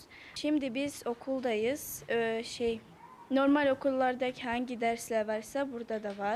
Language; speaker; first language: Turkish; early bilingual, heritage; Turkish